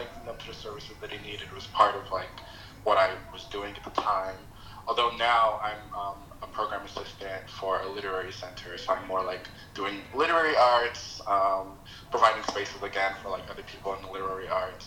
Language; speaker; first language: English; non-native, local second language; Yoruba